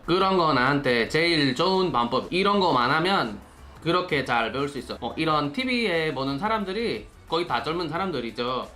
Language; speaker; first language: Korean; non-native, learner; Spanish